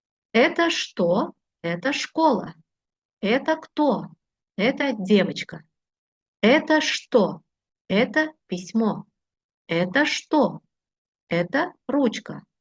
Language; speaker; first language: Russian; non-native, fluent; Uzbek